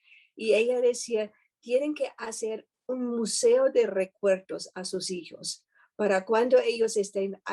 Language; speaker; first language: Spanish; non-native, fluent; German